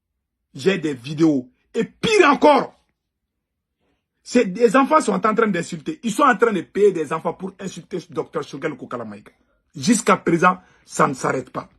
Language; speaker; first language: French; non-native, local second language; Bambara